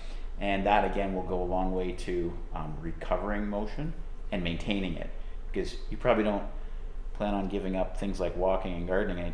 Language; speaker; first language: English; native; English